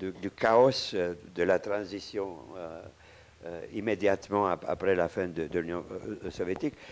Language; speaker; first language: French; non-native, fluent; Romanian